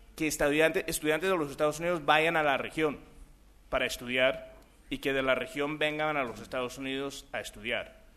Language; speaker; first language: Spanish; early bilingual, other home language; English